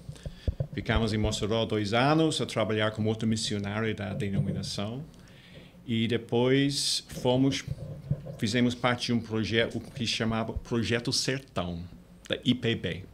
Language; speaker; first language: Portuguese; non-native, fluent; English